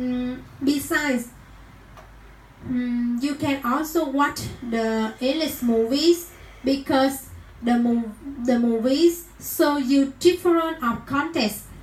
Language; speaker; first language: English; non-native, learner; Vietnamese